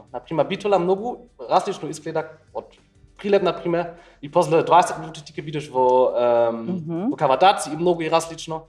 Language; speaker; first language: Macedonian; non-native, learner; German